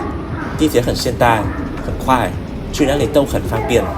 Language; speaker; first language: Chinese; non-native, learner; Vietnamese